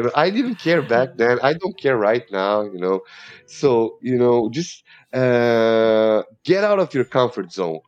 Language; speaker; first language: English; non-native, fluent; Serbian